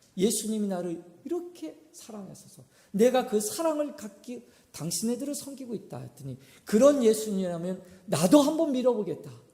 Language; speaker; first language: Korean; native; Korean